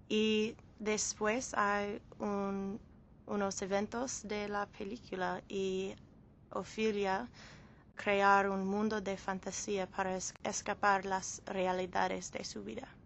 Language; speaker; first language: Spanish; non-native, learner; English